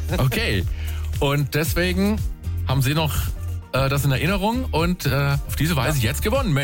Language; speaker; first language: German; native; German